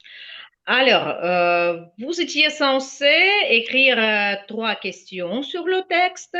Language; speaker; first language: French; non-native, fluent; Ukrainian